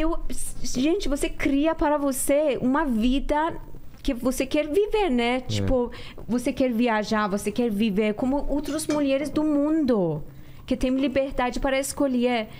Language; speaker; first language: Portuguese; non-native, learner; Persian